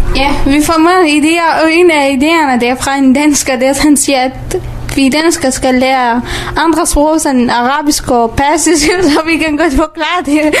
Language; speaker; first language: Danish; early bilingual, other home language; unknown